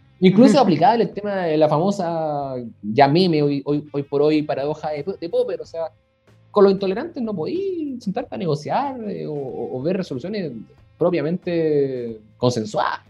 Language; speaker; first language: Spanish; native; Spanish